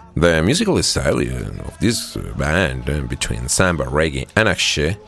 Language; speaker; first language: English; non-native, fluent; Spanish